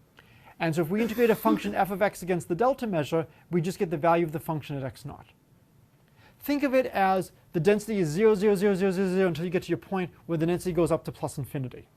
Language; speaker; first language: English; native; English